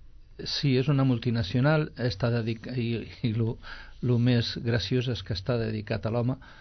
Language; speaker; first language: Catalan; non-native, local second language; Spanish